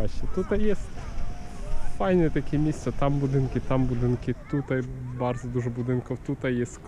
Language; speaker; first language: Polish; non-native, learner; Ukrainian